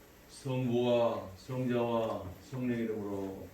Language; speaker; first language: Korean; native; Korean